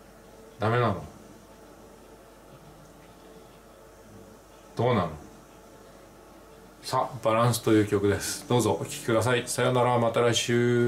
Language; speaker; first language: Japanese; native; Japanese